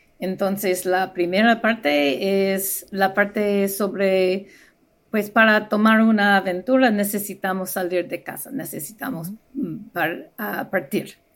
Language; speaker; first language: Spanish; non-native, fluent; English